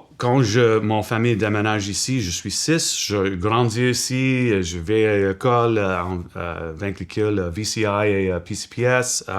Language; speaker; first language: French; non-native, local second language; English